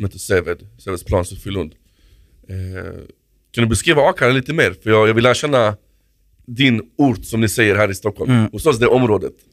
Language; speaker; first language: Swedish; native; Swedish